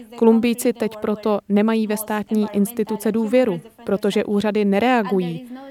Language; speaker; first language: Czech; native; Czech